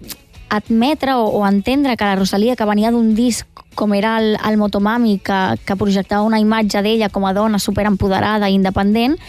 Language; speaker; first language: Catalan; native; Catalan